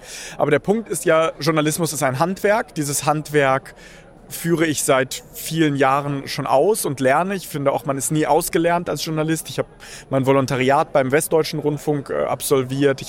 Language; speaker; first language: German; early bilingual, other home language; Russian